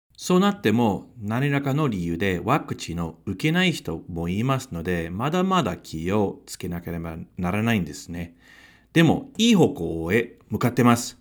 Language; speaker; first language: Japanese; non-native, fluent; English